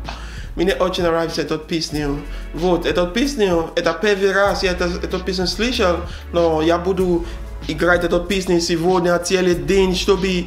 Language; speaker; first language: Russian; non-native, learner; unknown